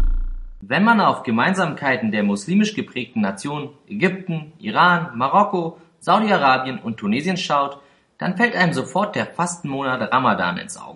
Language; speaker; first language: German; native; German